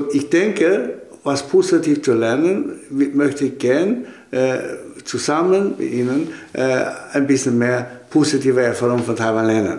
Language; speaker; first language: German; non-native, fluent; Chinese